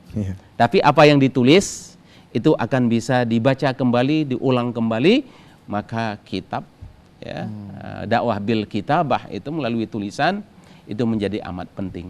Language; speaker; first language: Indonesian; native; Indonesian